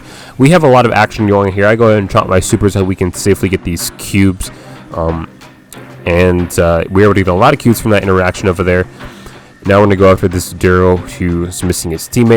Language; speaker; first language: English; native; English